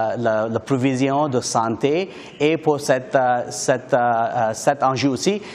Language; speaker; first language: French; non-native, learner; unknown